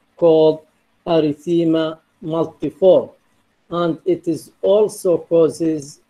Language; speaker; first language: English; non-native, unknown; Arabic